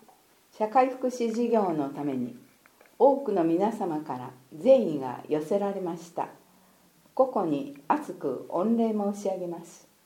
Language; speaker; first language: Japanese; native; Japanese